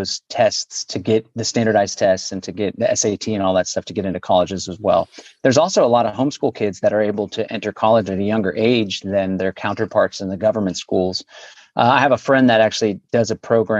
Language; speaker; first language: English; native; English